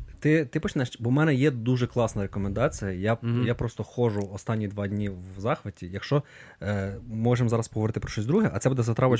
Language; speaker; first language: Ukrainian; native; Ukrainian